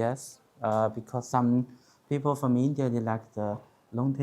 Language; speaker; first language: English; non-native, learner; Chinese